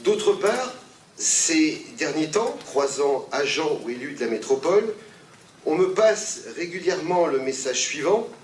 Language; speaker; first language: French; native; French